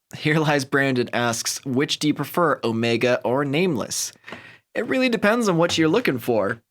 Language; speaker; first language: English; native; English